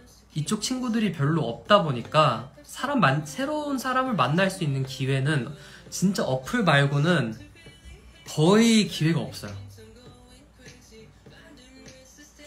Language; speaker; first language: Korean; non-native, fluent; English